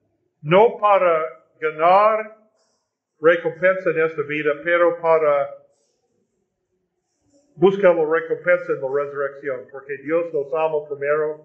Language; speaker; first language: Spanish; non-native, fluent; English